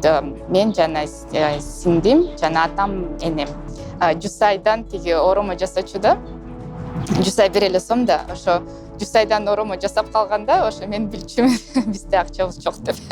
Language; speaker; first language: Kyrgyz; non-native, local second language; Russian